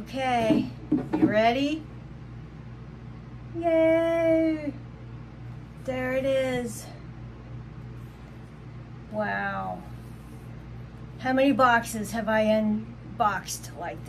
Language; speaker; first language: English; native; English